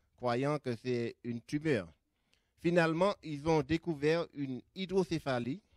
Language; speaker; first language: French; native; French